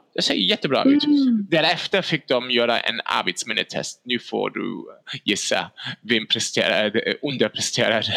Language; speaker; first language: Swedish; non-native, fluent; German